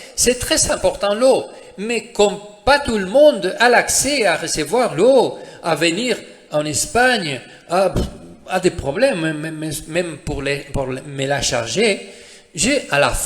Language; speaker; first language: French; non-native, fluent; Spanish